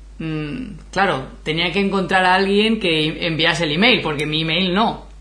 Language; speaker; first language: Spanish; native; Spanish